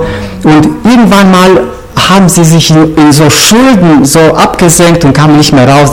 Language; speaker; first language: German; non-native, fluent; Romanian